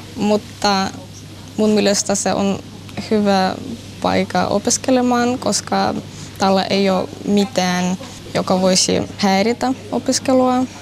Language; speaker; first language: Finnish; non-native, fluent; Russian